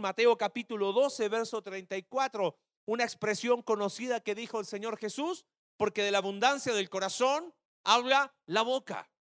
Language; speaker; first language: Spanish; native; Spanish